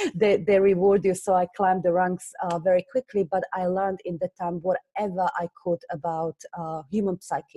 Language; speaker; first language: English; non-native, fluent; Slovak